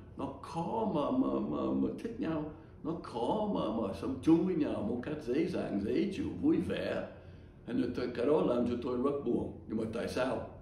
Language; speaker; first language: Vietnamese; non-native, fluent; English